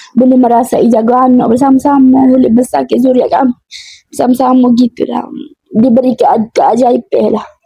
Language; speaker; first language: Malay; native; Malay